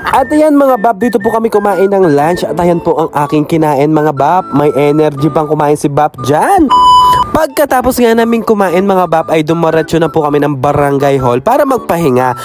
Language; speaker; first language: Filipino; non-native, local second language; Pampanga